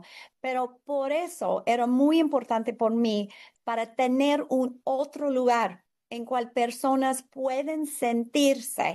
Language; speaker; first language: Spanish; non-native, learner; English